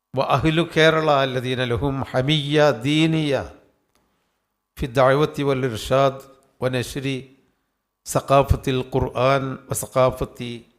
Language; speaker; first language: Arabic; non-native, fluent; Malayalam